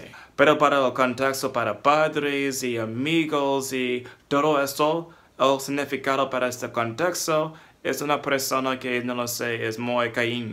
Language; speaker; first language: Spanish; non-native, fluent; English